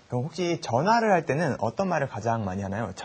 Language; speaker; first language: Korean; native; Korean